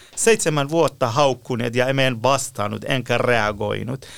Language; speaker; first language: Finnish; non-native, fluent; Persian